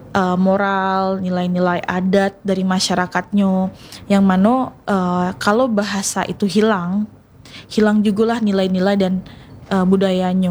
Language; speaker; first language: Indonesian; non-native, local second language; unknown